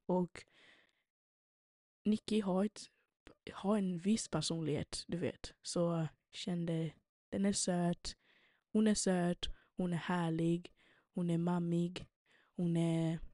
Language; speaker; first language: Swedish; early bilingual, other home language; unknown